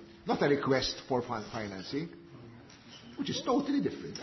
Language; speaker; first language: English; non-native, local second language; Maltese